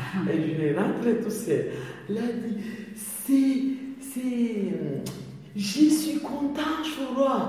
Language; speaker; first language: French; non-native, learner; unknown